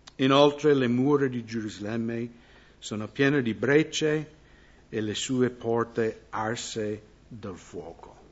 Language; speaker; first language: Italian; non-native, fluent; English